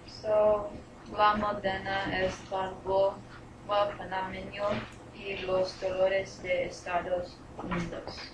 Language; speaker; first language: Spanish; non-native, learner; English